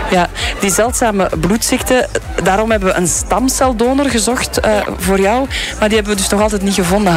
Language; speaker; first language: Dutch; native; Dutch